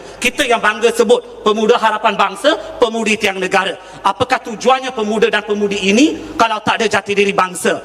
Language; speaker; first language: Malay; non-native, local second language; Tamil